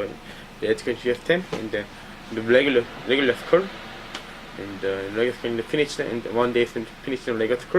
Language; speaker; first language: English; non-native, learner; Korean